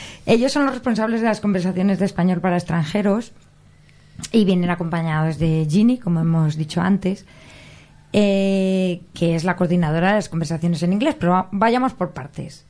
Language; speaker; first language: Spanish; native; Spanish